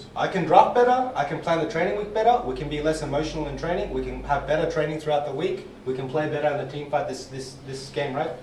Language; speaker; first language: English; non-native, fluent; Portuguese